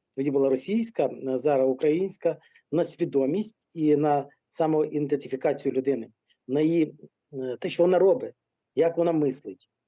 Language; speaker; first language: Ukrainian; non-native, local second language; Russian